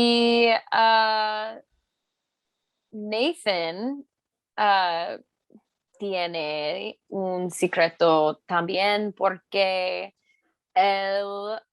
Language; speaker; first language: Spanish; non-native, learner; English